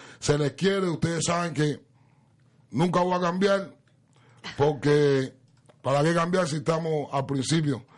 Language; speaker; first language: Spanish; native; Spanish